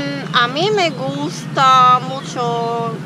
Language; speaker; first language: Spanish; non-native, learner; Chinese